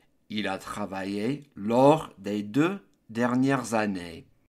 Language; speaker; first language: French; non-native, fluent; English